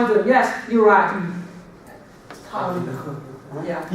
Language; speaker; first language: English; non-native, learner; Vietnamese